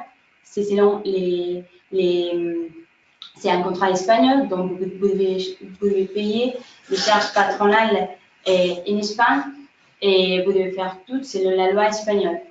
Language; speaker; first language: French; non-native, fluent; Spanish